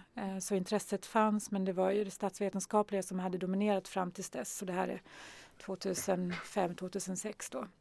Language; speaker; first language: Swedish; early bilingual, other home language; Arabic